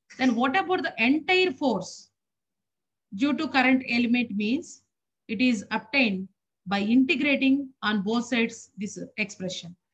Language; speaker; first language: English; non-native, local second language; Telugu